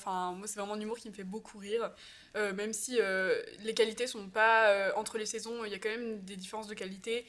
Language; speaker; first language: French; native; French